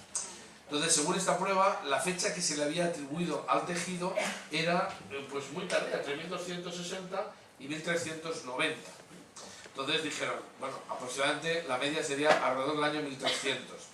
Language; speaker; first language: Spanish; native; Spanish